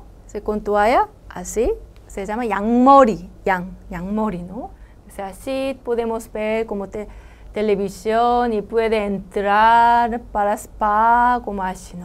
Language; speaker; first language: Spanish; non-native, learner; Korean